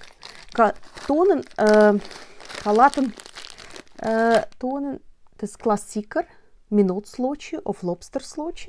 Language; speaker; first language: Dutch; non-native, learner; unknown